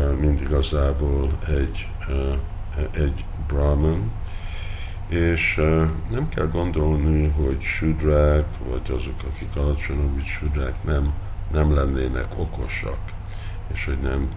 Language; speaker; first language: Hungarian; early bilingual, heritage; Hungarian